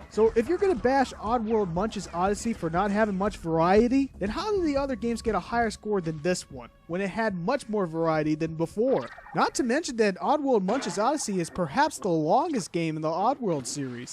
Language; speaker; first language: English; non-native, fluent; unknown